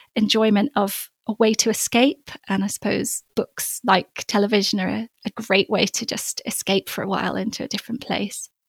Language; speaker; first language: English; native; English